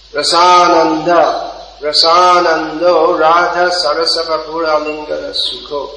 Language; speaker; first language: Hindi; non-native, fluent; English